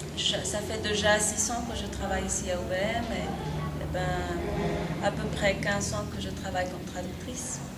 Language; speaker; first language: French; non-native, fluent; Spanish